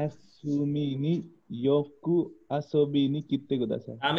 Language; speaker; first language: Japanese; non-native, learner; Nepali